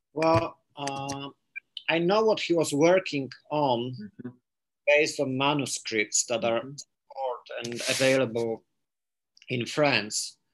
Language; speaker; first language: English; non-native, fluent; Polish